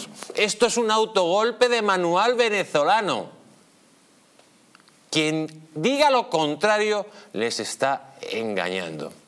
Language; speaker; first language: Spanish; native; Spanish